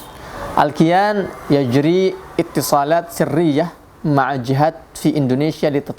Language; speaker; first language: Arabic; non-native, fluent; Indonesian